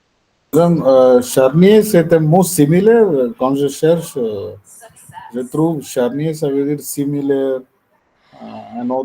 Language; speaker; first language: French; non-native, learner; Tamil